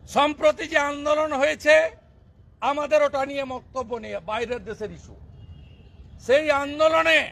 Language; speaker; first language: Bangla; native; Bangla